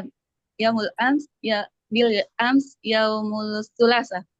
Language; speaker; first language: Arabic; non-native, learner; Indonesian